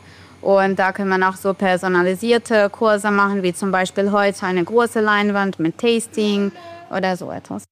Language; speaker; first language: German; non-native, fluent; Bosnian